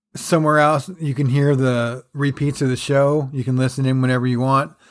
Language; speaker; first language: English; native; English